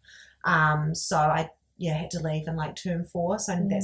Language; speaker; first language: English; native; English